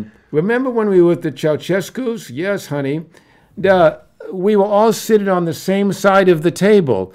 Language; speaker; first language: English; early bilingual, other home language; Romanian